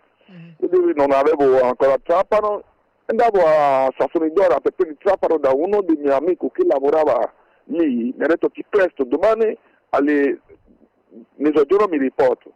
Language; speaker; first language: Italian; non-native, fluent; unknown